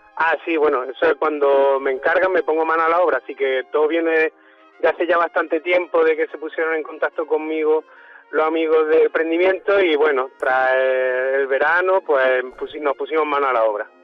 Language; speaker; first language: Spanish; native; Spanish